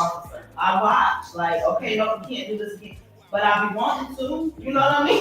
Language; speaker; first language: English; native; English